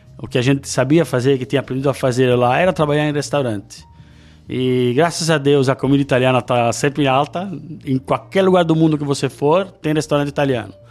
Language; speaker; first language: Portuguese; non-native, fluent; Italian